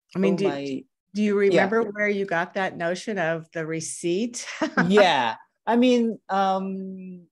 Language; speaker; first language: English; non-native, learner; Korean